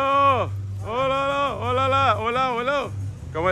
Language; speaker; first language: Spanish; non-native, learner; French